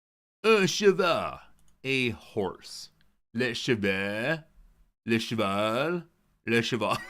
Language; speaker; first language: French; non-native, learner; English